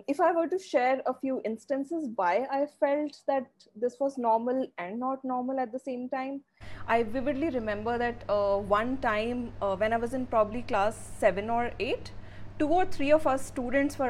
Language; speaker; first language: English; non-native, local second language; Hindi